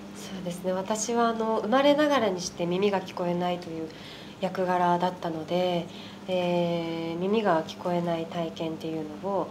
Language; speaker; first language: Japanese; native; Japanese